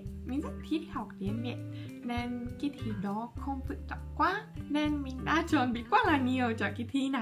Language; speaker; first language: Vietnamese; non-native, fluent; Russian